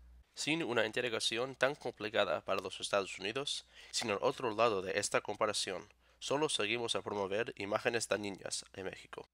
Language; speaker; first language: Spanish; non-native, fluent; English